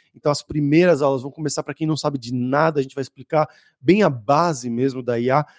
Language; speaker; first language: Portuguese; native; Portuguese